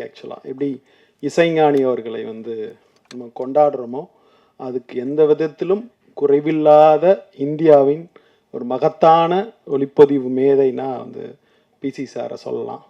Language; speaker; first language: Tamil; native; Tamil